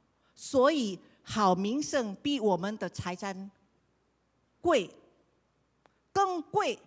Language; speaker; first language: Chinese; non-native, learner; Indonesian